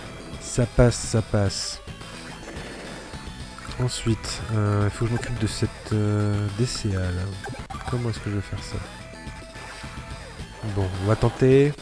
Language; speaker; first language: French; native; French